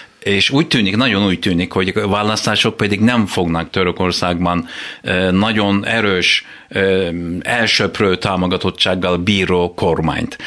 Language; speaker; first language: Hungarian; non-native, fluent; Turkish